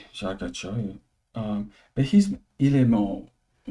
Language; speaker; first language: French; early bilingual, heritage; English